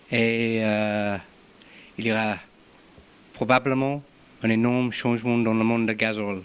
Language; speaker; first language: French; non-native, fluent; English